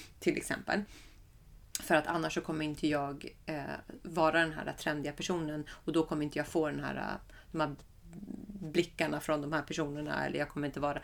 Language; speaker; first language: Swedish; early bilingual, other home language; Persian